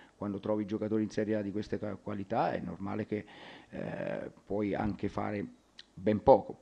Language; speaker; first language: Italian; native; Italian